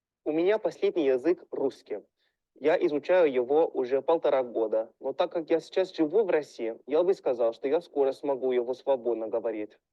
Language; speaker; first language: Russian; non-native, fluent; English